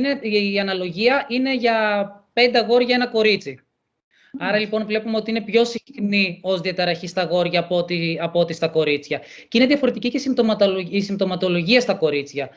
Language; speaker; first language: Greek; native; Greek